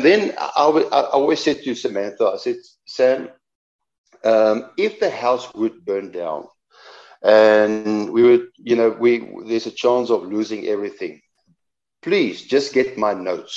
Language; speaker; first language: English; non-native, local second language; Afrikaans